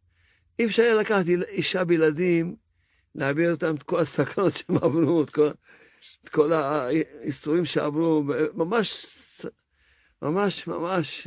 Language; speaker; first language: Hebrew; non-native, fluent; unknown